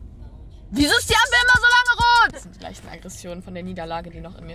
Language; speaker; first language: German; native; German